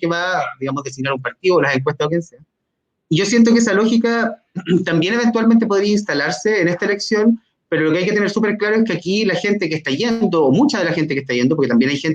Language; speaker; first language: Spanish; native; Spanish